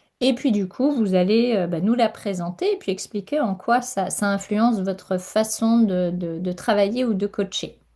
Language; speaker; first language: French; native; French